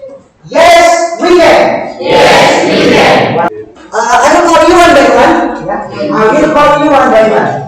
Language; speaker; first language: English; non-native, learner; Indonesian